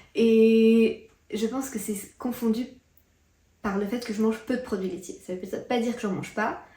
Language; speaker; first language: French; early bilingual, other home language; Portuguese